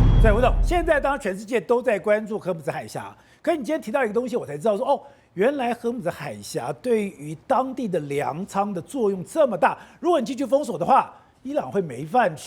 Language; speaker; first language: Chinese; native; Chinese